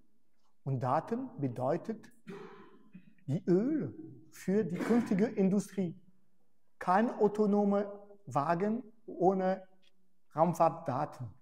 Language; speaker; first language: German; non-native, fluent; French